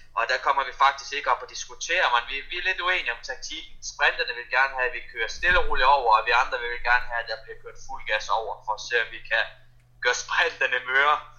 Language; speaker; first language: Danish; early bilingual, other home language; Russian